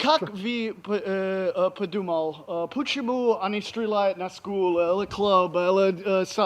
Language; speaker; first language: Russian; non-native, learner; English